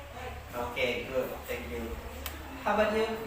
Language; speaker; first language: English; non-native, learner; Indonesian